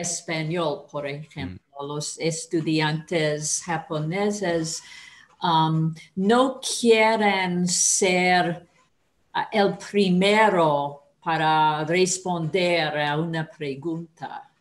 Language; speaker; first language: Spanish; non-native, fluent; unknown